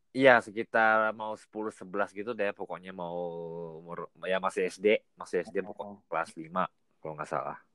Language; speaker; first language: Indonesian; native; Indonesian